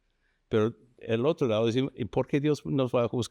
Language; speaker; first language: Spanish; non-native, fluent; English